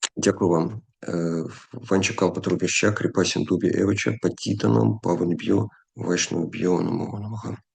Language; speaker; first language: Ukrainian; non-native, local second language; Russian